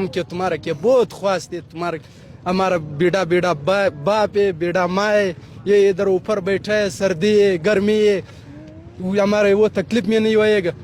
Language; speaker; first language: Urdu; non-native, learner; Pashto